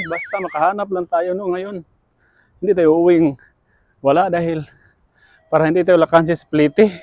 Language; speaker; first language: Filipino; native; Filipino